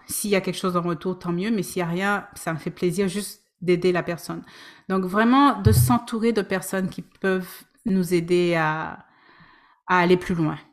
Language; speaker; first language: French; native; French